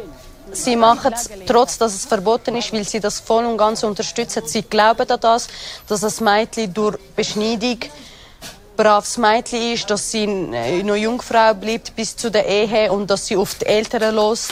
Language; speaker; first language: German; non-native, fluent; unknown